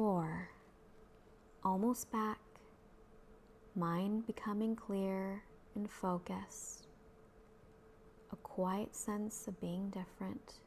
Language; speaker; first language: English; native; English